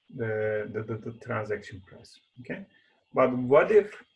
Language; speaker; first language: English; non-native, fluent; Turkish